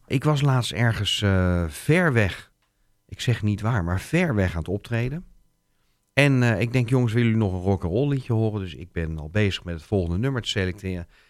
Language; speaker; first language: Dutch; native; Dutch